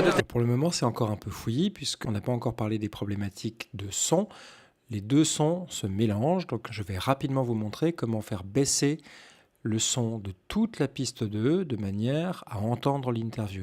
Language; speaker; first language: French; native; French